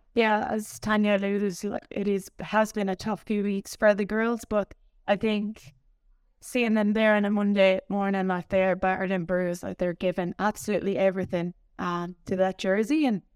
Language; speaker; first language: English; native; English